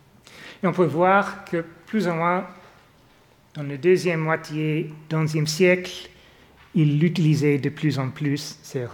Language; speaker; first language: French; non-native, fluent; English